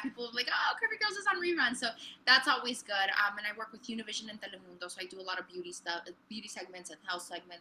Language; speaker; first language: English; early bilingual, other home language; Spanish